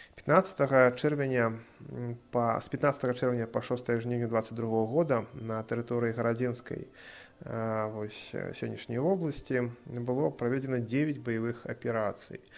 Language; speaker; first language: Belarusian; native; Belarusian